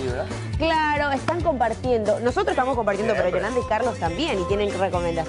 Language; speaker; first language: Spanish; native; Spanish